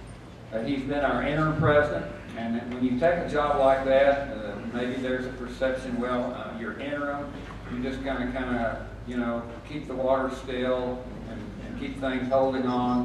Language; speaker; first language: English; native; English